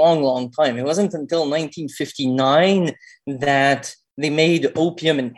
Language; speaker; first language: English; native; English